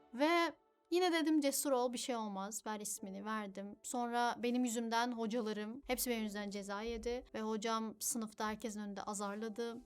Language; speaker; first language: Turkish; early bilingual, other home language; Uyghur